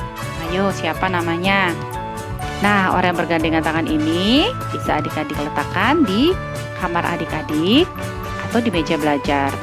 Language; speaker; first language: Indonesian; native; Indonesian